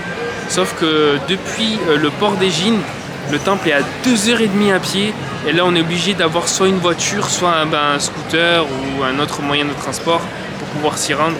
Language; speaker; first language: French; native; French